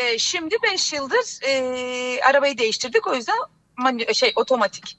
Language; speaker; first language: Turkish; non-native, fluent; French